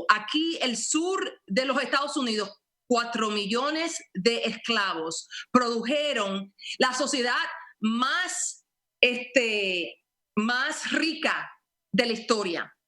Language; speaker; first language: Spanish; early bilingual, heritage; Spanish